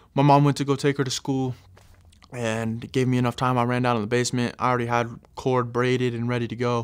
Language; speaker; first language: English; native; English